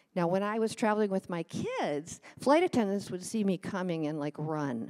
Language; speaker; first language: English; native; English